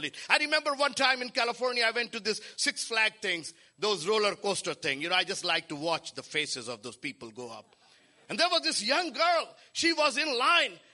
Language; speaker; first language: English; non-native, local second language; Hindi